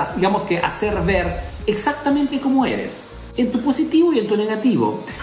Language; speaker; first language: Spanish; native; Spanish